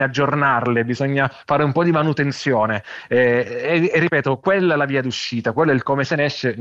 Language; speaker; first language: Italian; native; Italian